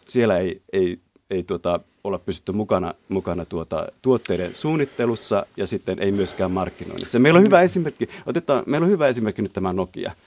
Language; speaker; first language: Finnish; native; Finnish